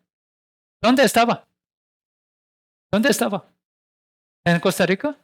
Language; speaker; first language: Spanish; non-native, learner; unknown